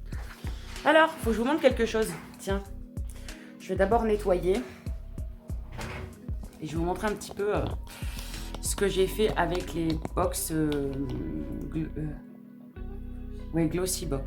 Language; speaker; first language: French; native; French